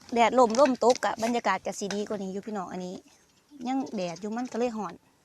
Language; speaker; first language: Thai; native; Thai